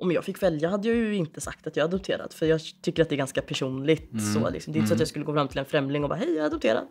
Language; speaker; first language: Swedish; native; Swedish